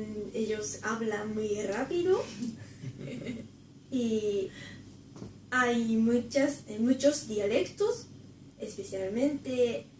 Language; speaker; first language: Spanish; non-native, learner; Japanese